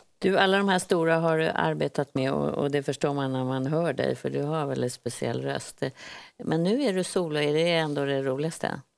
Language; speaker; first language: Swedish; native; Swedish